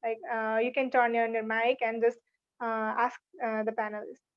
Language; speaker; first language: English; non-native, local second language; Nepali